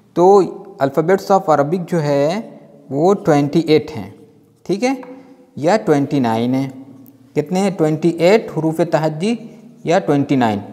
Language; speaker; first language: Urdu; native; Urdu